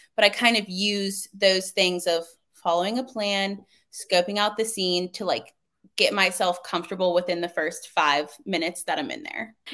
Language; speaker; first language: English; native; English